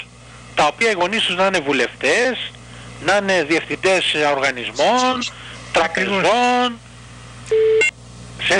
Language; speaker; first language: Greek; native; Greek